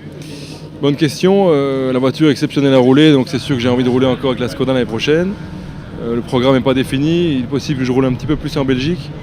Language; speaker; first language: French; native; French